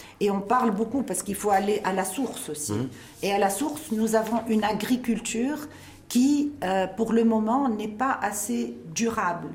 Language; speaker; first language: French; non-native, local second language; Arabic